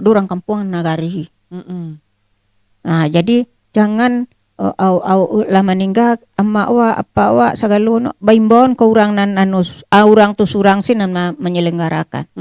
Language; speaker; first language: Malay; non-native, local second language; Minangkabau